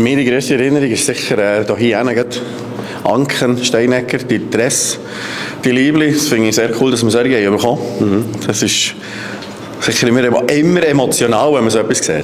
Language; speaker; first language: German; native; German